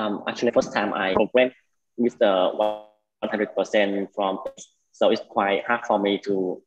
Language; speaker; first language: English; non-native, learner; Vietnamese